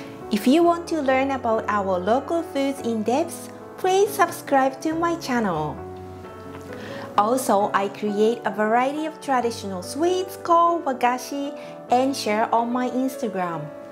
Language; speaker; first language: English; non-native, fluent; Japanese